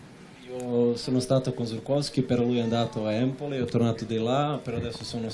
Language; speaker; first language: Italian; non-native, learner; Serbian